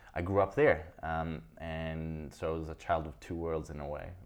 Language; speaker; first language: English; early bilingual, other home language; Italian